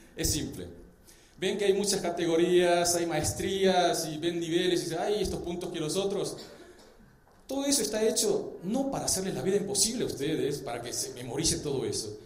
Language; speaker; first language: Spanish; early bilingual, other home language; Korean